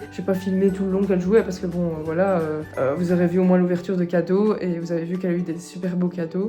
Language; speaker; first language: French; native; French